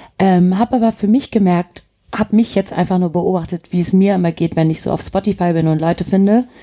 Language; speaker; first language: German; early bilingual, other home language; Turkish